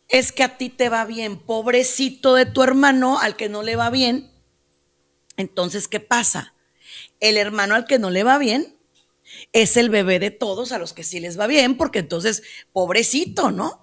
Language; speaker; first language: Spanish; native; Spanish